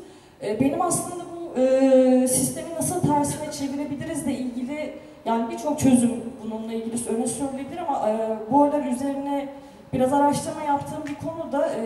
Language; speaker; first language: Turkish; native; Turkish